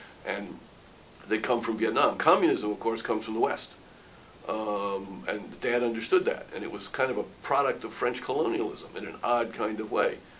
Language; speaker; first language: English; native; English